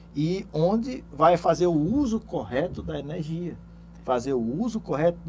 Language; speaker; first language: Portuguese; native; Portuguese